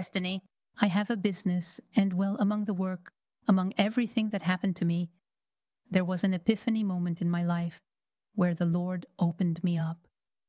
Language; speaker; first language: English; non-native, fluent; Spanish